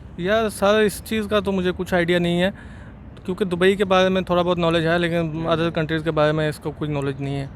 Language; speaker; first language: Urdu; non-native, local second language; Saraiki